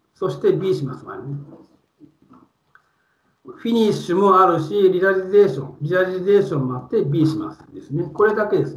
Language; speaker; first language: Japanese; non-native, fluent; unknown